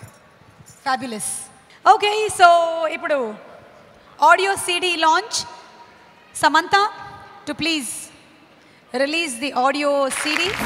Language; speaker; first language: Telugu; native; Telugu